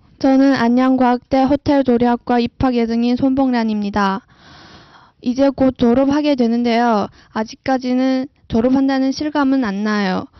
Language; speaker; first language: Korean; non-native, fluent; Chinese